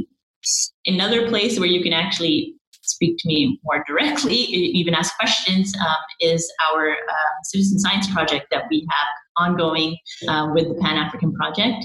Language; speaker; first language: English; native; English